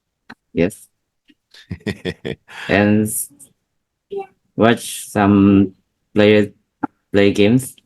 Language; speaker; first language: English; non-native, learner; Vietnamese